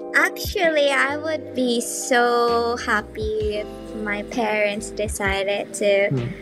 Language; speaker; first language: English; non-native, fluent; Japanese